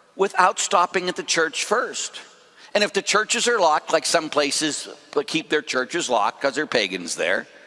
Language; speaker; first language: English; native; English